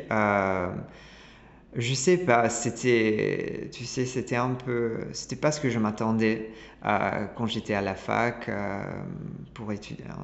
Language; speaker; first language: French; non-native, fluent; Italian